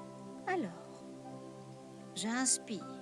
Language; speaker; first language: French; native; French